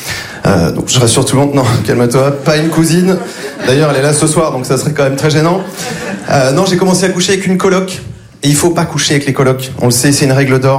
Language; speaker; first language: French; native; French